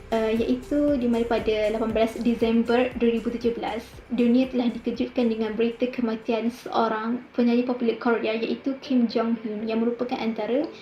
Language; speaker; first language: Malay; native; Malay